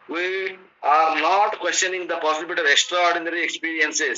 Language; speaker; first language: English; non-native, local second language; Kannada